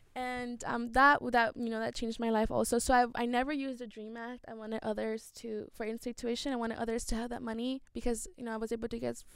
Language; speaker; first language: English; early bilingual, other home language; Spanish